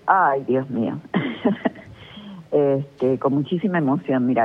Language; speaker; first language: Spanish; native; Spanish